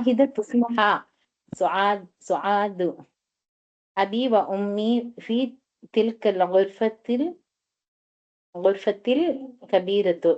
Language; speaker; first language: Arabic; non-native, learner; Tamil